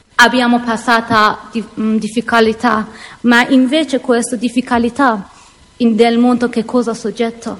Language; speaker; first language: Italian; non-native, learner; Persian